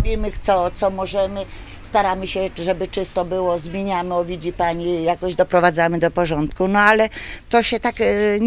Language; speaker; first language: Polish; native; Polish